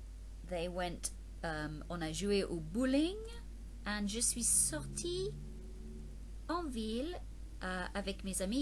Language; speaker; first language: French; non-native, fluent; English